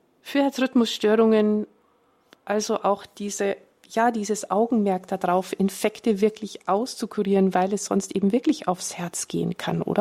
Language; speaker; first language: German; native; German